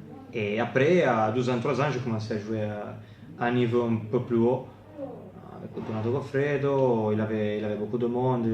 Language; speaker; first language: French; non-native, fluent; Italian